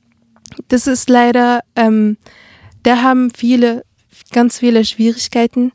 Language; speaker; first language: German; early bilingual, other home language; Arabic